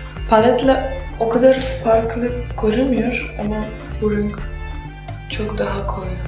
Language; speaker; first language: Turkish; non-native, fluent; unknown